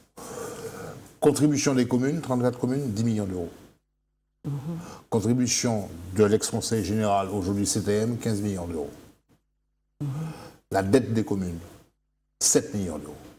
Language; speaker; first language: French; native; French